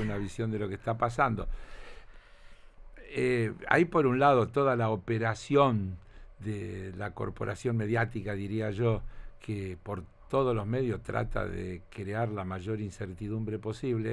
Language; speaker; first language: Spanish; native; Spanish